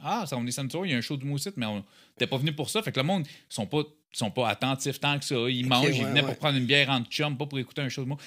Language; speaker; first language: French; native; French